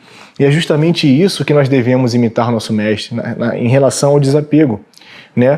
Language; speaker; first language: Portuguese; native; Portuguese